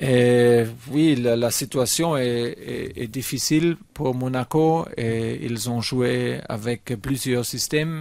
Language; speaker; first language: French; non-native, fluent; German